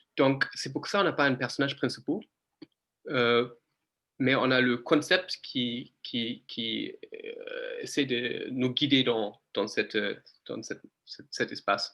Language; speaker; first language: French; non-native, fluent; English